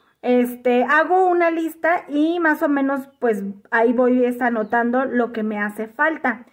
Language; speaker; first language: Spanish; native; Spanish